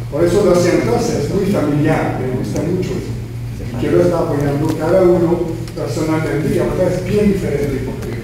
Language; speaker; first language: Spanish; non-native, fluent; English